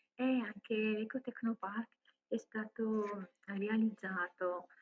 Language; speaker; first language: Italian; non-native, learner; Georgian